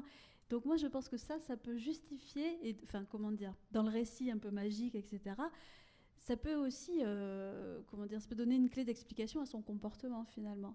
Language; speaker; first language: French; native; French